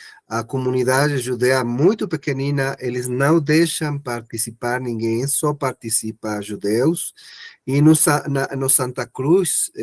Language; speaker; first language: Portuguese; non-native, learner; Spanish